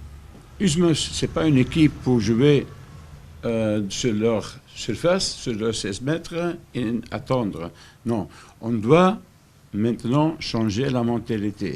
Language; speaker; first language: French; non-native, fluent; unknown